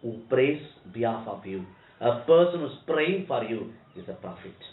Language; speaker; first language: English; non-native, local second language; Telugu